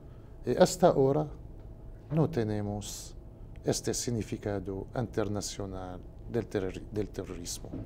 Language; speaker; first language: Spanish; non-native, learner; Arabic